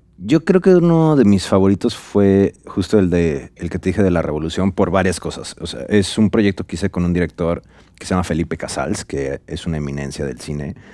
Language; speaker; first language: Spanish; native; Spanish